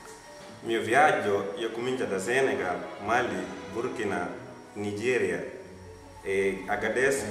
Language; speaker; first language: Italian; non-native, learner; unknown